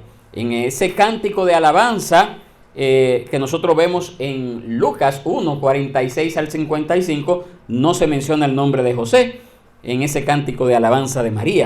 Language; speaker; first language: Spanish; native; Spanish